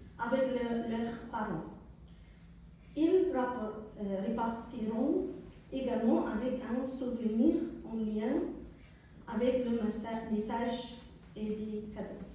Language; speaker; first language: French; non-native, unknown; Arabic